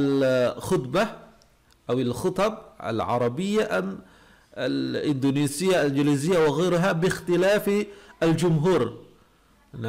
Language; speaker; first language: Arabic; non-native, fluent; Indonesian